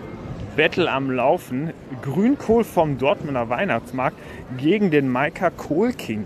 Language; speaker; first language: German; native; German